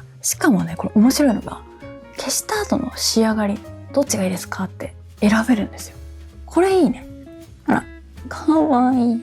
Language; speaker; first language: Japanese; native; Japanese